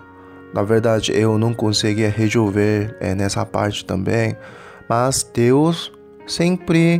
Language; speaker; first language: Portuguese; non-native, fluent; Korean